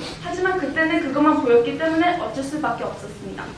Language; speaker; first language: Korean; early bilingual, heritage; Korean